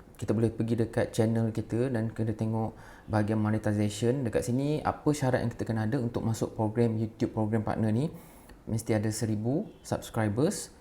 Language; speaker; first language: Malay; native; Malay